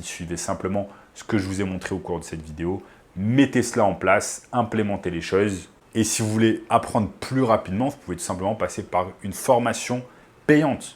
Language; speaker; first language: French; native; French